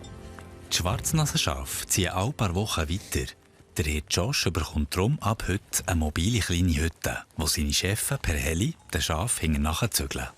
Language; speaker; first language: German; native; German